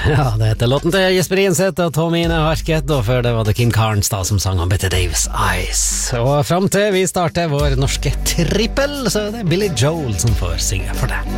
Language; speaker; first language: Norwegian; native; Norwegian